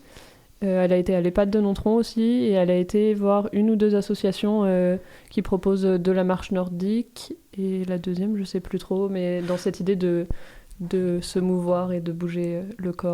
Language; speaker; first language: French; native; French